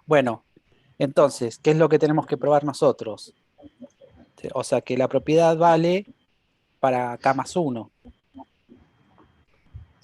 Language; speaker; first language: Spanish; native; Spanish